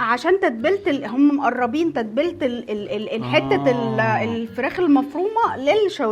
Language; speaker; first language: Arabic; native; Arabic